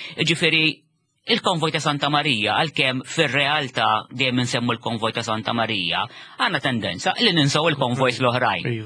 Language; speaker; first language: Maltese; native; Maltese